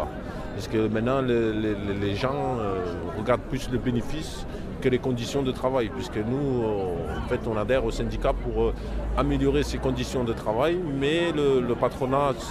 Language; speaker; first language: French; native; French